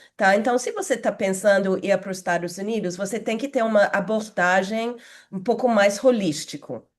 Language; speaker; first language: Portuguese; non-native, fluent; English